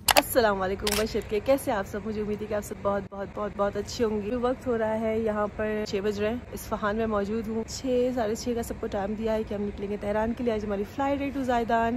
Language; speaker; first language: Urdu; non-native, local second language; Baluchi